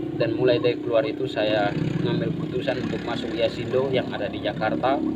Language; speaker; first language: Indonesian; non-native, local second language; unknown